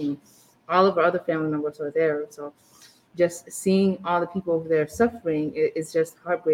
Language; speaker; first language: English; early bilingual, other home language; Arabic